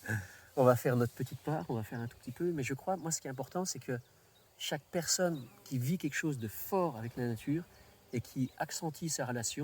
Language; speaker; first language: French; native; French